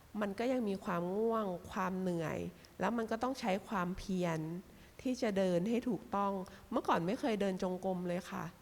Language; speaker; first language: Thai; native; Thai